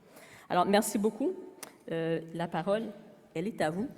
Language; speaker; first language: French; native; French